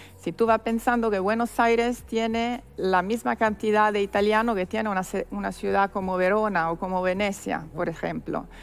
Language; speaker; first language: Spanish; non-native, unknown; Italian